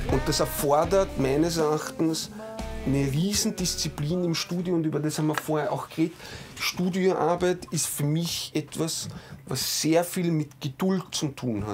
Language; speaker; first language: German; native; German